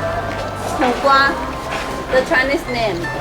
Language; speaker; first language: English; non-native, learner; Chinese